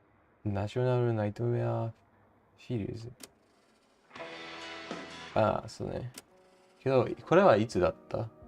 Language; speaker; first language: Japanese; non-native, learner; English